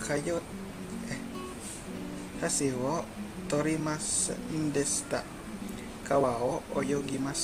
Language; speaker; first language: Japanese; non-native, learner; Indonesian